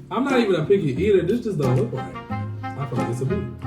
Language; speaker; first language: English; native; English